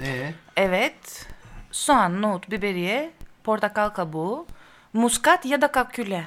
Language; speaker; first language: Turkish; non-native, learner; Greek